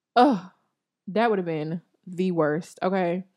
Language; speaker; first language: English; native; English